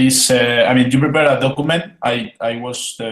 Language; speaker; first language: English; non-native, fluent; Spanish